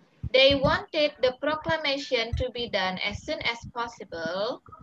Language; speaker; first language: English; non-native, fluent; Balinese